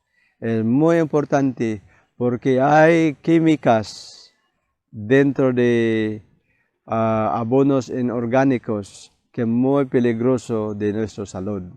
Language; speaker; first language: Spanish; non-native, fluent; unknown